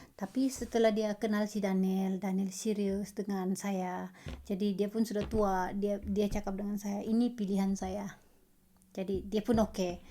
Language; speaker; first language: Malay; native; Malay